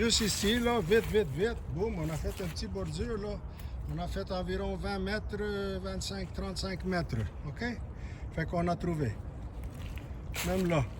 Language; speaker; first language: French; non-native, local second language; English